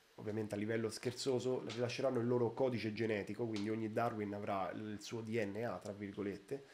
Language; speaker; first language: Italian; native; Italian